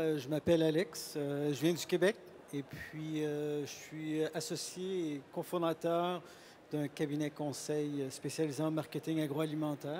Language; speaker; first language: French; native; French